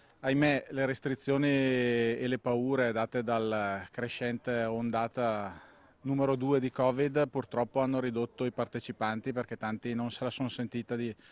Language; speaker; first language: Italian; native; Italian